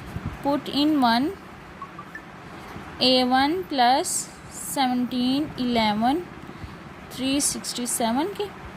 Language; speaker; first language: Hindi; non-native, local second language; Punjabi